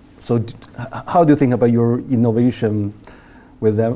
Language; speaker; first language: English; non-native, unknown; Chinese